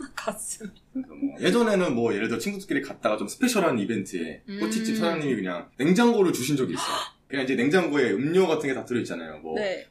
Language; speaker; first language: Korean; native; Korean